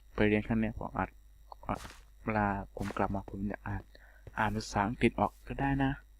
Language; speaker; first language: Thai; native; Thai